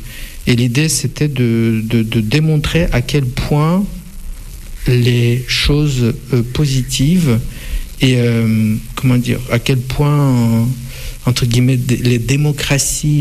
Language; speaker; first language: French; non-native, fluent; Russian